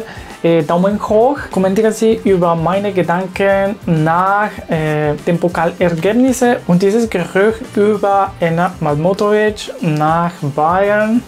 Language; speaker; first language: German; non-native, learner; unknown